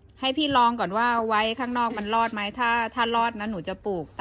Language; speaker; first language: Thai; native; Thai